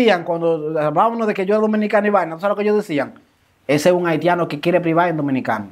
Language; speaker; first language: Spanish; native; Spanish